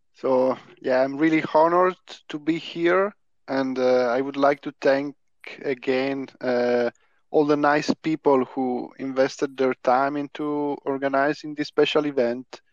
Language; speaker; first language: English; non-native, fluent; Italian